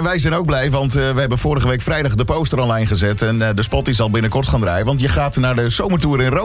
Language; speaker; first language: Dutch; native; Dutch